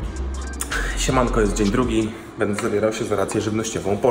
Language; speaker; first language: Polish; native; Polish